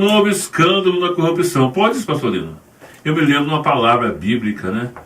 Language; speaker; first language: Portuguese; native; Portuguese